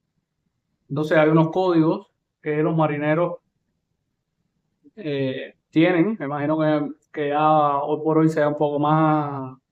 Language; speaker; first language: Spanish; native; Spanish